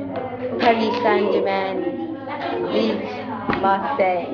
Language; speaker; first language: French; non-native, learner; English